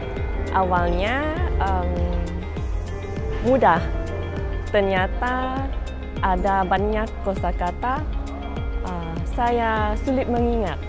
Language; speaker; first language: Indonesian; non-native, learner; Thai